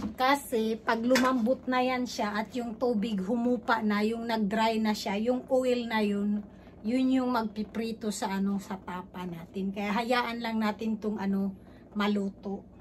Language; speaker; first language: Filipino; non-native, local second language; Cebuano